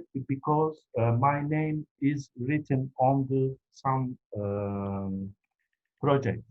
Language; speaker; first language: English; non-native, fluent; Turkish